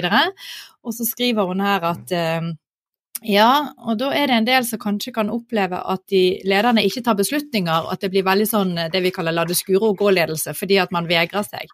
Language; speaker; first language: Norwegian; native; Norwegian